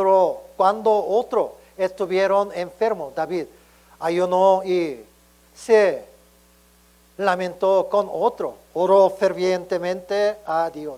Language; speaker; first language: Spanish; non-native, learner; Korean